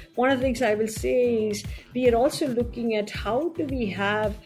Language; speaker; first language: English; non-native, local second language; Tamil